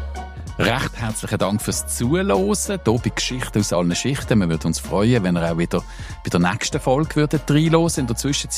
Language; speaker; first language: German; native; German